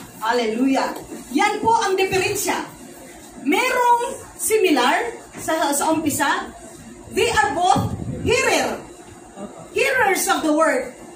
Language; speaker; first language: Filipino; non-native, local second language; Cebuano